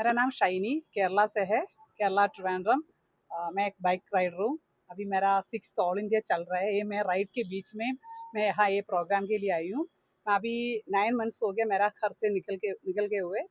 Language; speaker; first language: Hindi; non-native, local second language; Malayalam